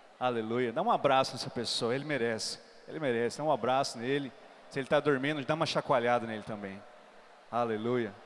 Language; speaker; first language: Portuguese; non-native, fluent; English